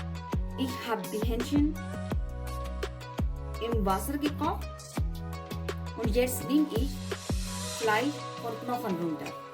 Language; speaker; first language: German; non-native, learner; Urdu